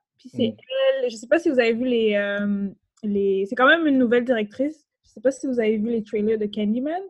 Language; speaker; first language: French; native; French